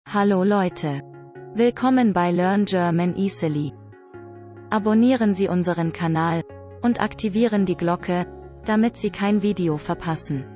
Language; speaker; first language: German; non-native, learner; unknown